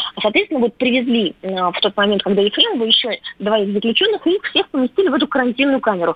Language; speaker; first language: Russian; native; Russian